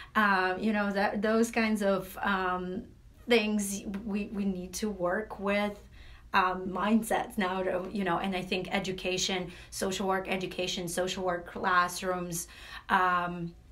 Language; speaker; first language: English; non-native, fluent; Latvian